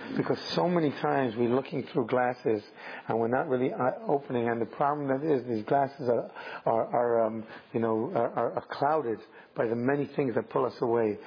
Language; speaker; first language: English; native; English